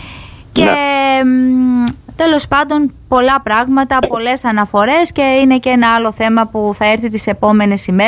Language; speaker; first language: Greek; native; Greek